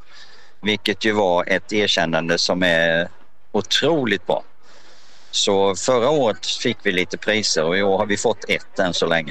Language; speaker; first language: Swedish; native; Swedish